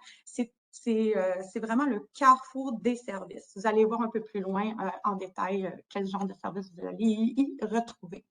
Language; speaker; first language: French; native; French